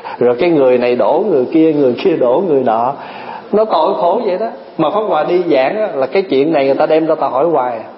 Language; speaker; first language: Vietnamese; early bilingual, other home language; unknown